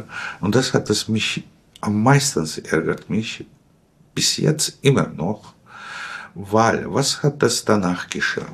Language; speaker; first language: German; non-native, fluent; Russian